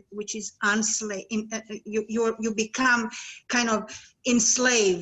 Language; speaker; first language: English; non-native, fluent; Serbian